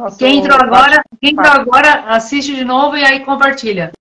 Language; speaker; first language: Portuguese; native; Portuguese